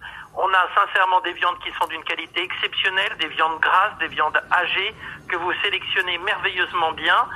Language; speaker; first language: French; native; French